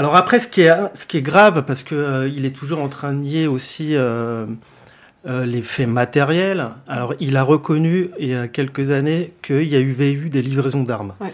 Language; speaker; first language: French; native; French